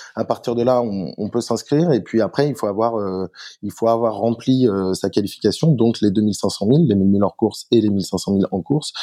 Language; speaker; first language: French; native; French